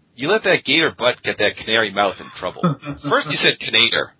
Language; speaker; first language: English; native; English